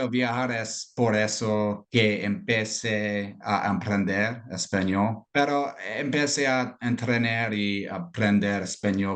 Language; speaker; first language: Spanish; non-native, learner; English